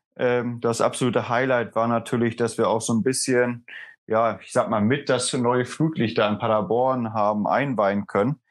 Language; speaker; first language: German; native; German